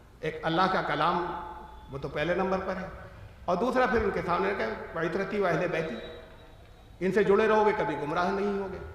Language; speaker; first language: Urdu; native; Urdu